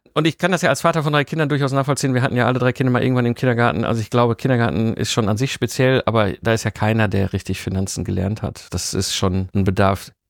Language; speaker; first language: German; native; German